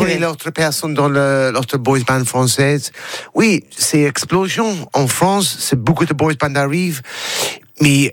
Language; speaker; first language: French; non-native, learner; English